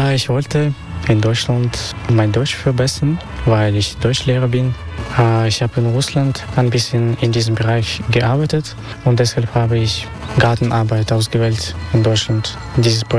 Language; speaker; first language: German; non-native, fluent; Russian